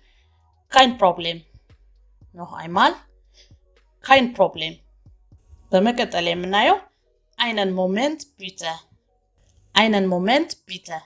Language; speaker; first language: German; non-native, fluent; Amharic